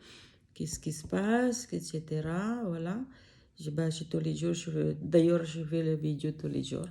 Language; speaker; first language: French; non-native, learner; Filipino